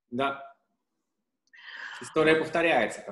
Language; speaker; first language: Russian; native; Russian